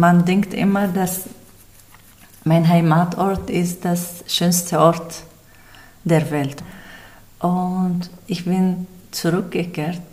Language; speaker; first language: German; non-native, fluent; Arabic